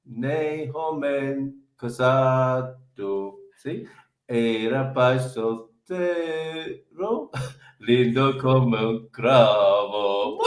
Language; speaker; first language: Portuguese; non-native, learner; English